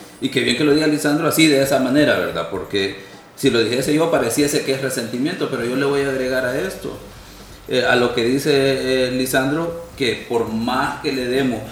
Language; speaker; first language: Spanish; native; Spanish